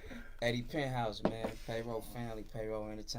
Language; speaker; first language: English; native; English